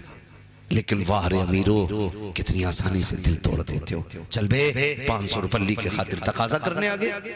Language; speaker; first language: Hindi; native; Hindi